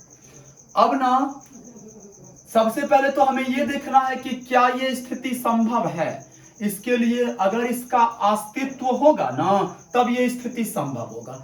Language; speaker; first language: Hindi; native; Hindi